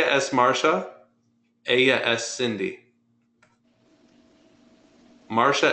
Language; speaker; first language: Spanish; non-native, fluent; English